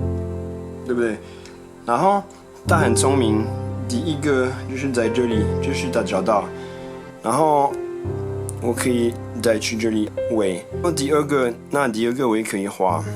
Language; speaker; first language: Chinese; non-native, fluent; French